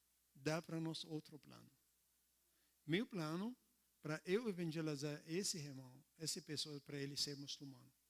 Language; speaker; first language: Portuguese; non-native, learner; Arabic